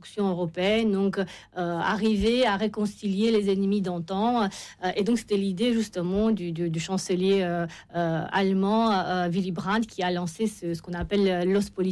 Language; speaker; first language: French; non-native, fluent; Romanian